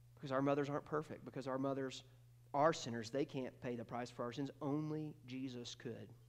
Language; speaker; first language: English; native; English